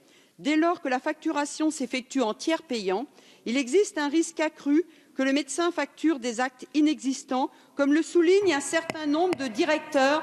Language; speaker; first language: French; native; French